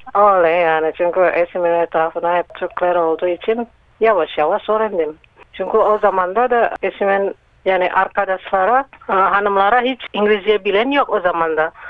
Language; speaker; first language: Turkish; non-native, learner; Indonesian